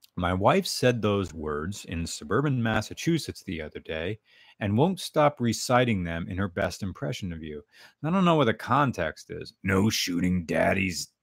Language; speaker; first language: English; native; English